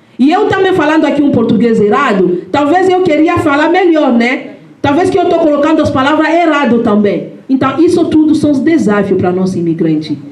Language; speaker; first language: Portuguese; non-native, fluent; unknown